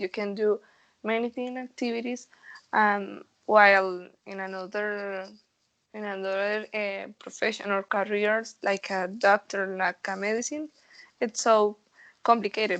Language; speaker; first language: English; non-native, learner; Spanish